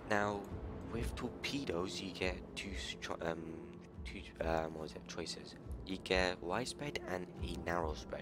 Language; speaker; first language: English; native; English